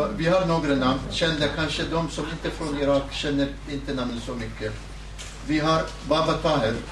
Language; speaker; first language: Swedish; non-native, fluent; Southern Kurdish